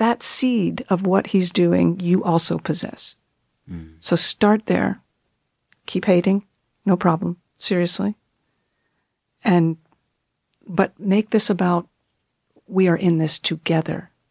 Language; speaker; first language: English; native; English